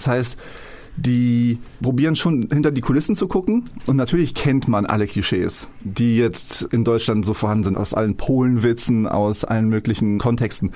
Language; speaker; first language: German; early bilingual, other home language; Polish